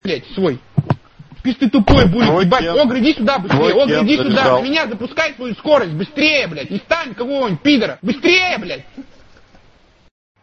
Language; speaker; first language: Russian; native; Russian